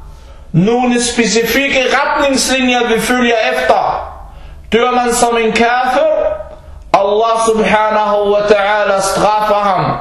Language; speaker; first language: Danish; early bilingual, other home language; Arabic